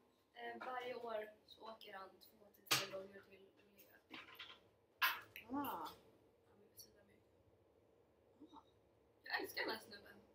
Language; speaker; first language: Swedish; native; Swedish